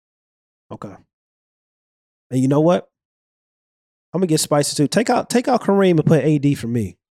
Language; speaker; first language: English; native; English